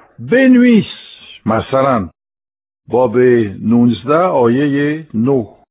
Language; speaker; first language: Persian; non-native, fluent; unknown